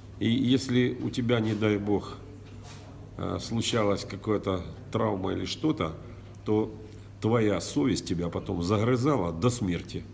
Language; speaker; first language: Russian; native; Russian